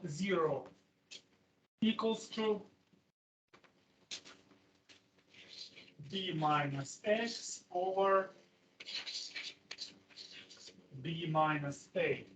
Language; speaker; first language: English; non-native, fluent; Russian